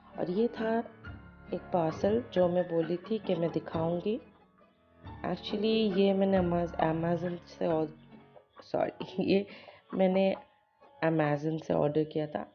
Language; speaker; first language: Hindi; non-native, local second language; Bangla